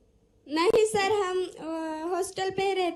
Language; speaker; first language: Hindi; non-native, local second language; Marathi